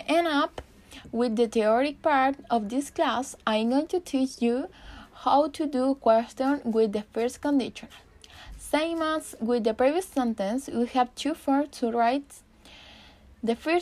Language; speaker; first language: English; non-native, learner; Spanish